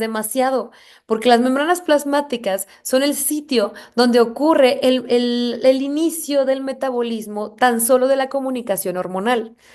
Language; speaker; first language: Spanish; native; Spanish